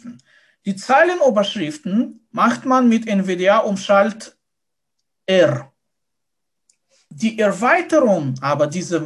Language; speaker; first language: German; non-native, fluent; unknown